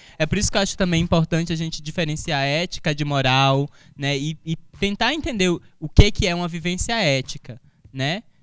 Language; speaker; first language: Portuguese; native; Portuguese